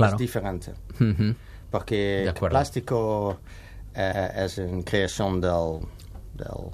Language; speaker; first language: Spanish; non-native, learner; Dutch